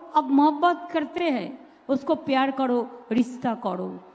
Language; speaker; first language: Hindi; non-native, local second language; Bangla